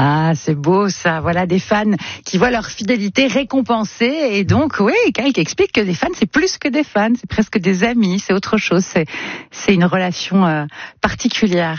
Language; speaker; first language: French; native; French